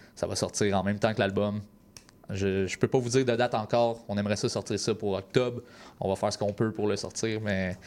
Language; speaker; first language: French; native; French